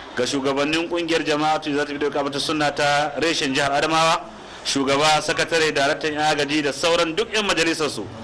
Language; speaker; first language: Hausa; native; Hausa